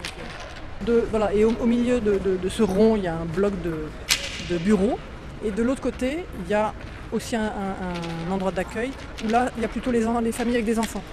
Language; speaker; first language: French; native; French